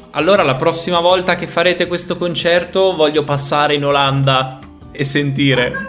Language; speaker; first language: Italian; native; Italian